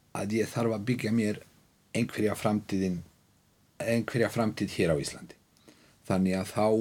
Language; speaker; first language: Icelandic; non-native, fluent; Bosnian